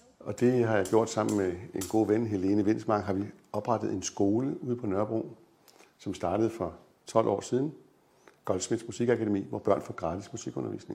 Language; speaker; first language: Danish; native; Danish